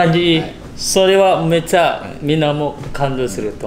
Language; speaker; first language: Japanese; non-native, learner; Indonesian